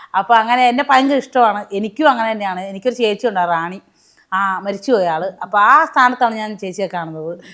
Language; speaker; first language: Malayalam; native; Malayalam